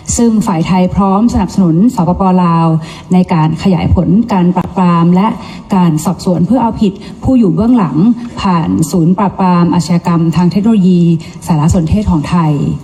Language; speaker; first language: Thai; native; Thai